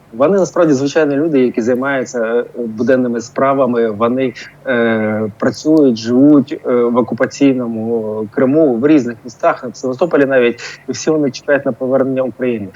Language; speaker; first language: Ukrainian; non-native, local second language; Russian